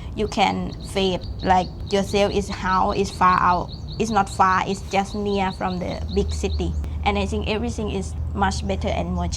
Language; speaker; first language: English; non-native, learner; Thai